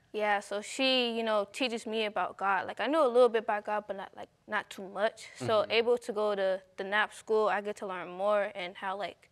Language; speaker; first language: English; native; English